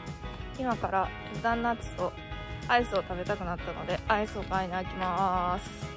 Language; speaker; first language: Japanese; native; Japanese